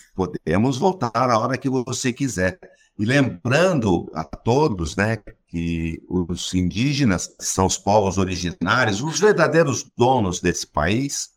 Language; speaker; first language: Portuguese; native; Portuguese